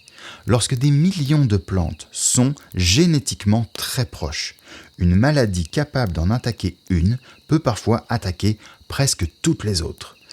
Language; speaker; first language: French; native; French